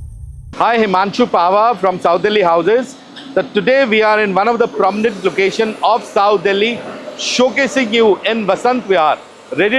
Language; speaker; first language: English; non-native, local second language; Hindi